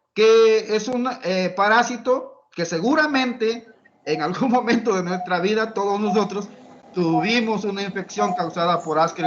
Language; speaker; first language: Spanish; native; Spanish